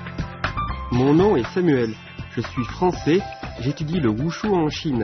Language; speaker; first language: French; native; French